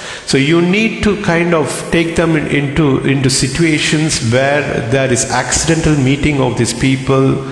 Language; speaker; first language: English; non-native, local second language; Tamil